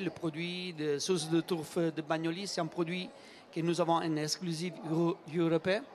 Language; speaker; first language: French; non-native, learner; Italian